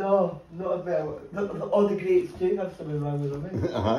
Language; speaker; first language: English; native; English